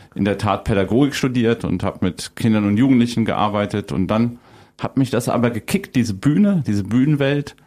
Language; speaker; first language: German; native; German